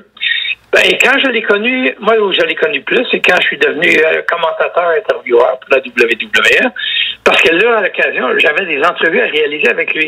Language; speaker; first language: French; native; French